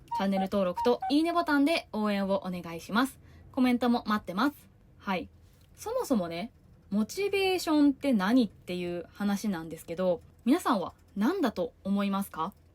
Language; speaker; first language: Japanese; native; Japanese